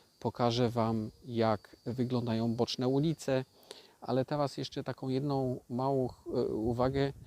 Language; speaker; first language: Polish; native; Polish